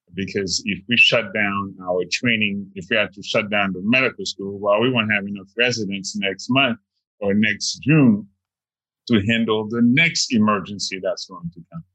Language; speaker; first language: English; non-native, fluent; Haitian Creole